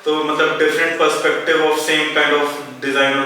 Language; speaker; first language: Hindi; native; Hindi